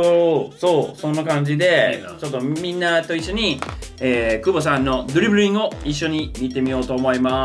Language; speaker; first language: Japanese; non-native, fluent; English